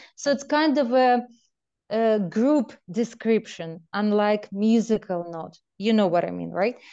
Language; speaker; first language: English; non-native, fluent; Russian